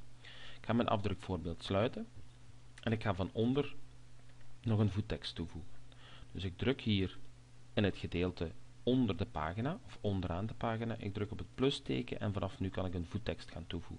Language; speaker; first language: Dutch; native; Dutch